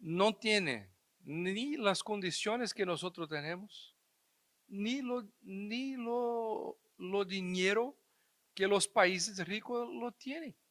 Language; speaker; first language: Spanish; non-native, fluent; Portuguese